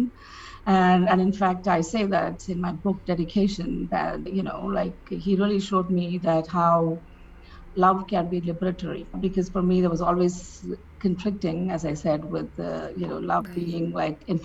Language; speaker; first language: English; non-native, local second language; Tamil